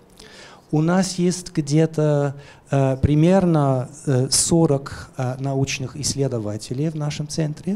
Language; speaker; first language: Russian; non-native, fluent; German